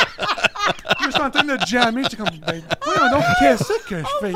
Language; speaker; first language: French; native; French